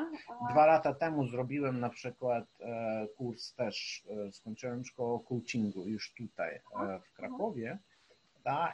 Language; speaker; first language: Polish; non-native, fluent; Ukrainian